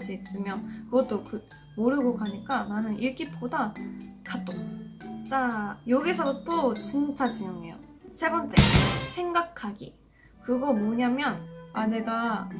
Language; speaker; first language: Korean; non-native, fluent; Japanese